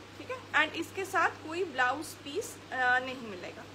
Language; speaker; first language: Hindi; non-native, local second language; Bangla